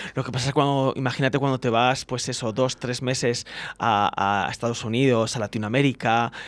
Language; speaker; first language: Spanish; native; Spanish